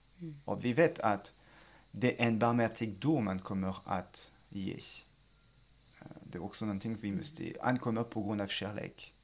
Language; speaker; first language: Swedish; non-native, fluent; French